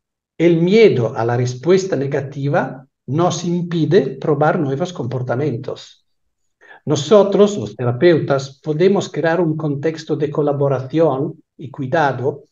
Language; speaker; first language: Spanish; non-native, fluent; Italian